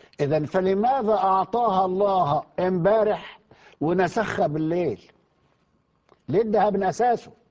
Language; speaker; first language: Arabic; native; Arabic